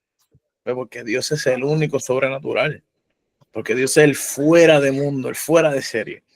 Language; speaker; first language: Spanish; native; Spanish